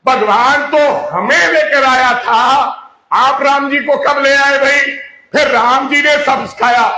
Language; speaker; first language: Hindi; non-native, local second language; Punjabi